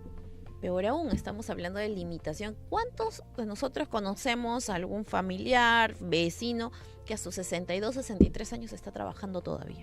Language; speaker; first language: Spanish; native; Spanish